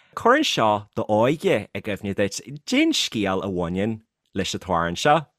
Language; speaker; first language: Irish; native; Irish